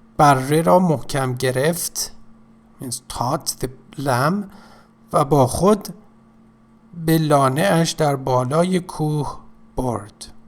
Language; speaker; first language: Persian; native; Persian